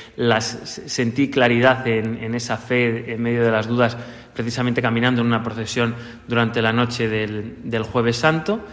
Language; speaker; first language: Spanish; native; Spanish